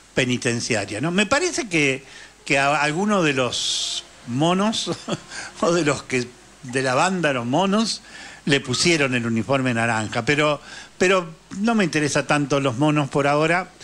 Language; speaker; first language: Spanish; native; Spanish